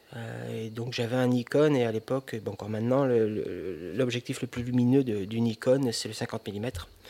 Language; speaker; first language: French; native; French